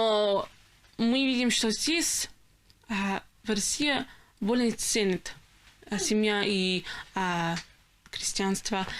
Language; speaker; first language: Russian; non-native, learner; English